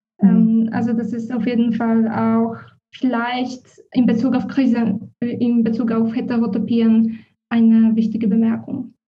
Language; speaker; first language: German; non-native, fluent; Polish